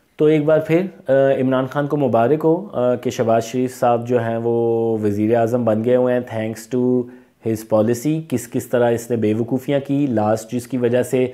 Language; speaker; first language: Urdu; non-native, local second language; Punjabi